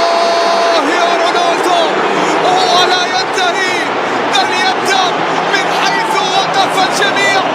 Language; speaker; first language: Arabic; native; Arabic